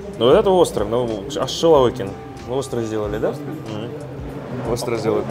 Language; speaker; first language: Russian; non-native, local second language; Kazakh